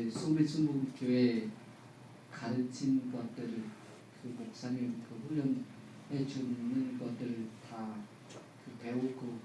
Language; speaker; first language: Korean; non-native, learner; Lao